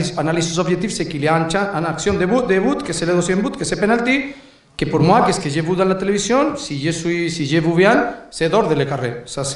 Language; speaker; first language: French; non-native, learner; Spanish